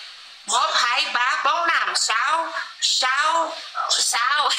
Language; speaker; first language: Vietnamese; non-native, learner; Indonesian